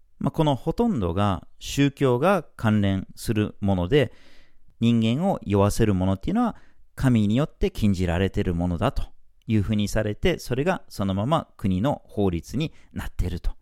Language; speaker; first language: Japanese; non-native, fluent; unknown